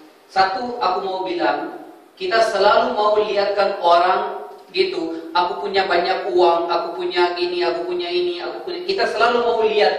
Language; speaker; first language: Indonesian; non-native, fluent; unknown